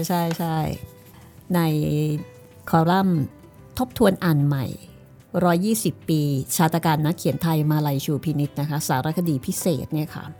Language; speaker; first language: Thai; native; Thai